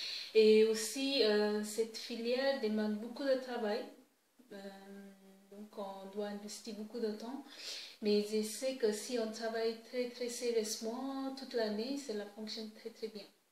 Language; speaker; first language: French; non-native, fluent; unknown